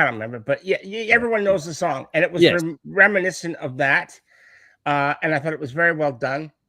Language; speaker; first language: English; native; English